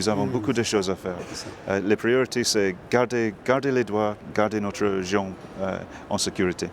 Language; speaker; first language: French; non-native, fluent; English